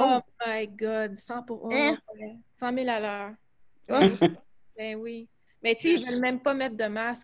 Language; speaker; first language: French; native; French